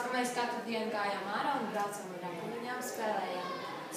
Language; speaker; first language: Latvian; non-native, local second language; Russian